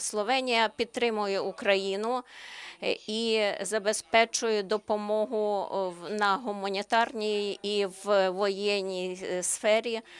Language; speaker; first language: Ukrainian; non-native, learner; Slovenian